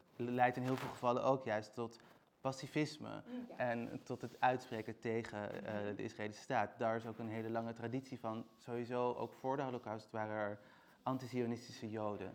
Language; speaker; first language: Dutch; native; Dutch